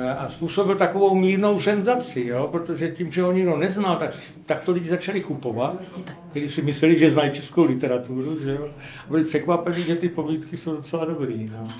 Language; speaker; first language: Czech; non-native, local second language; Polish